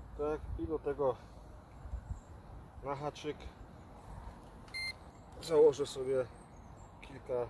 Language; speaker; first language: Polish; native; Polish